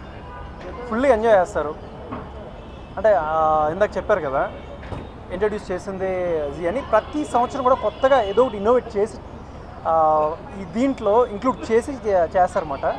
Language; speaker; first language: Telugu; native; Telugu